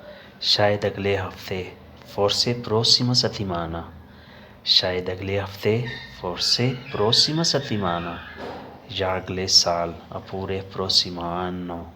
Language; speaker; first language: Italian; non-native, learner; Urdu